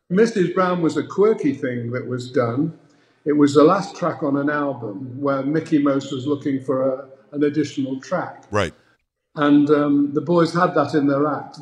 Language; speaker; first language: English; native; English